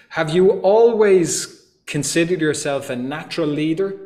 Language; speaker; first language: English; native; English